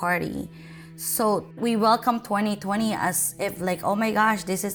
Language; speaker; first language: English; non-native, local second language; Filipino